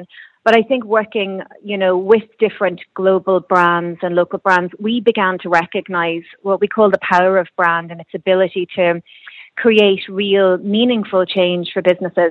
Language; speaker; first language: English; native; English